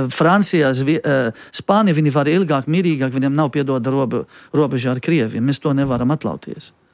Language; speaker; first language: Latvian; non-native, fluent; Arabic